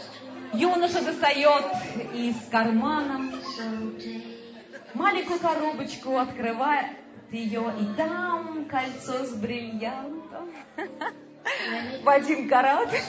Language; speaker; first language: Russian; native; Russian